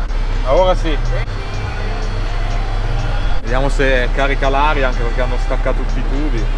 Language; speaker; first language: Italian; native; Italian